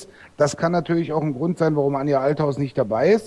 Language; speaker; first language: German; native; German